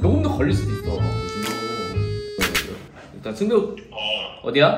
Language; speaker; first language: Korean; native; Korean